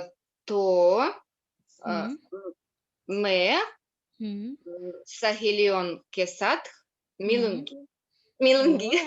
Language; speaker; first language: Hindi; non-native, learner; Russian